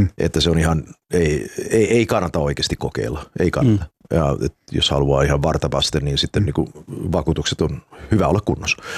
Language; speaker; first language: Finnish; non-native, fluent; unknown